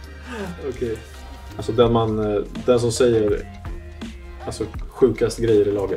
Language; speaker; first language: Swedish; native; Swedish